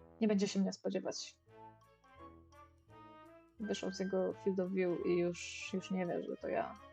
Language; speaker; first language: Polish; native; Polish